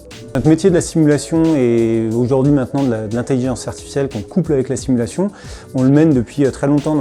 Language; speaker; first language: French; native; French